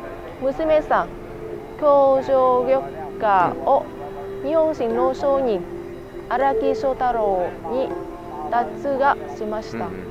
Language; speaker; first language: Japanese; non-native, learner; Vietnamese